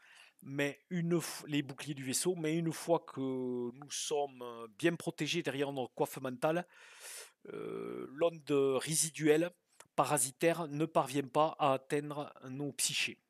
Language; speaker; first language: French; native; French